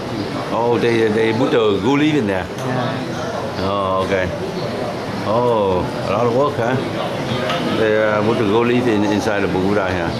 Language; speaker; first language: English; non-native, learner; Vietnamese